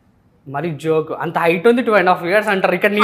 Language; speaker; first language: Telugu; native; Telugu